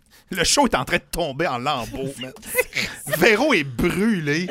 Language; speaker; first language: French; native; French